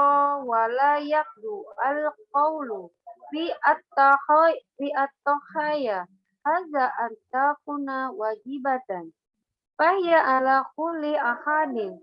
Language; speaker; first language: Arabic; non-native, learner; Indonesian